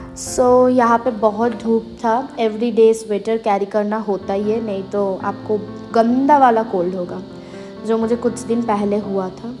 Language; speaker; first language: Hindi; non-native, local second language; Bangla